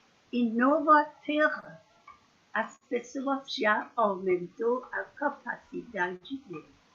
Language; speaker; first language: Portuguese; non-native, fluent; Persian